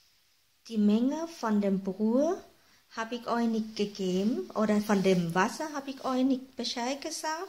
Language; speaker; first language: German; non-native, fluent; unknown